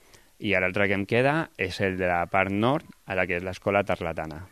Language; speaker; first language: Catalan; non-native, local second language; Spanish